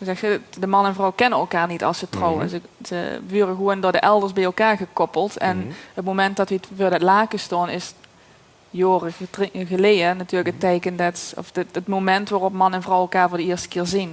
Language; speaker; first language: Dutch; native; Dutch